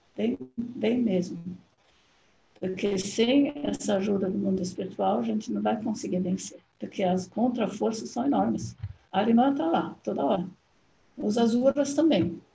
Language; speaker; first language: Portuguese; non-native, fluent; German